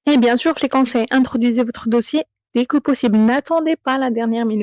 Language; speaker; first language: French; non-native, local second language; Arabic